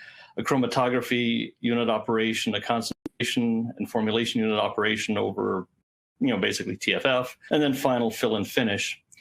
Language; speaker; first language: English; native; English